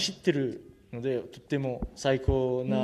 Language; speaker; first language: Japanese; non-native, learner; French